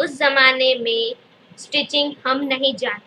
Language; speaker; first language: Hindi; native; Hindi